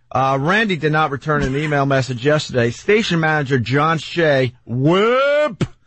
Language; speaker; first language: English; native; English